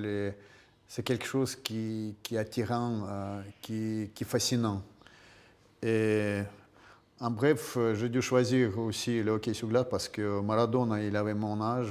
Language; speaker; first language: French; non-native, fluent; Russian